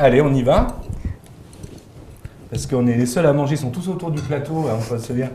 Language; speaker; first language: French; native; French